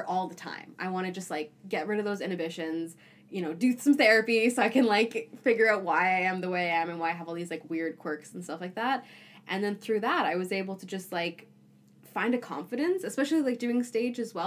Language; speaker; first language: English; native; English